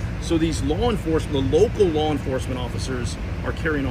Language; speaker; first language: English; native; English